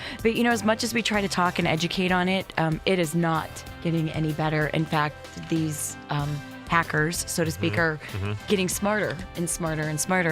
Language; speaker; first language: English; native; English